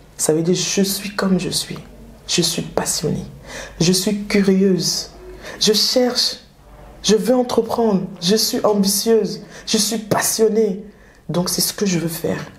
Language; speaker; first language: French; early bilingual, other home language; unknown